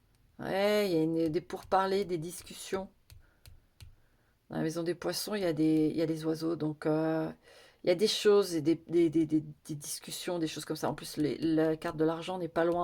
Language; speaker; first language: French; native; French